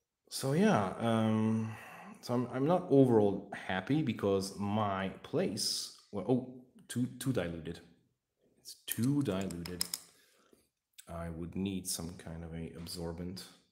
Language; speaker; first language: English; non-native, fluent; Hungarian